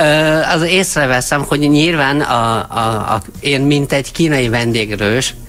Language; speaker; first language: Hungarian; non-native, learner; Chinese